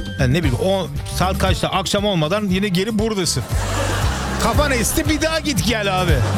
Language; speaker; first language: Turkish; early bilingual, heritage; Turkish